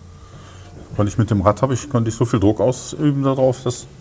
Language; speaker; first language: German; native; German